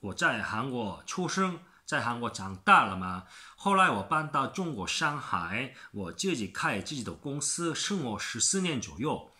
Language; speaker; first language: Chinese; non-native, learner; Korean